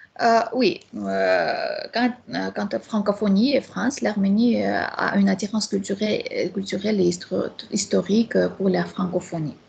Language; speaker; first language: French; non-native, fluent; Armenian